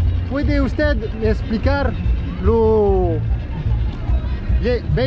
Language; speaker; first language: Spanish; non-native, learner; French